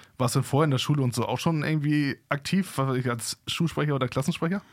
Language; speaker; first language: German; native; German